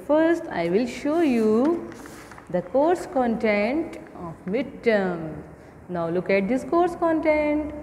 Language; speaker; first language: English; non-native, local second language; Urdu